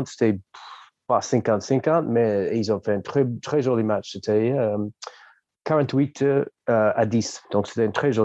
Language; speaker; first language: French; non-native, fluent; English